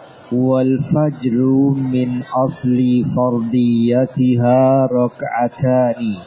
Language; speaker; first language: Arabic; non-native, fluent; Indonesian